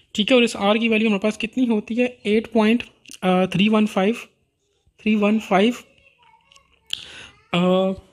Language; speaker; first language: Urdu; non-native, local second language; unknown